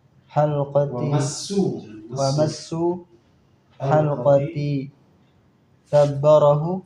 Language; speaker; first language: Arabic; non-native, learner; Indonesian